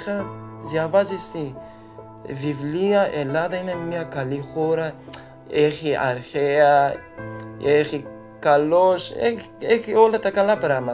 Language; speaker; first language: Greek; non-native, learner; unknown